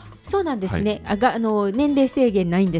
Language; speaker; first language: Japanese; native; Japanese